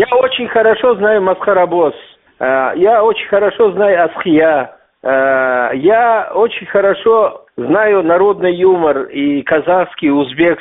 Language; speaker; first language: Russian; non-native, local second language; Uzbek